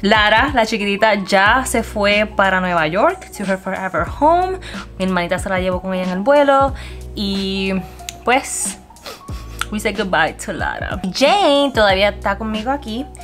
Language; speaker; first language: Spanish; native; Spanish